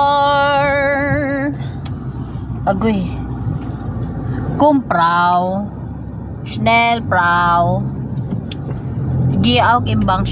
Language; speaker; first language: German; non-native, learner; Cebuano